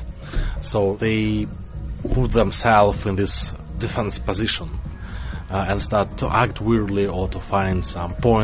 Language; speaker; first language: English; non-native, fluent; Russian